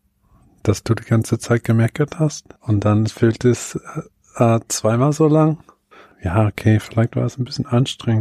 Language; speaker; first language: German; non-native, fluent; Bulgarian